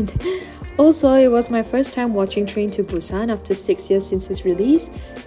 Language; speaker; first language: English; native; English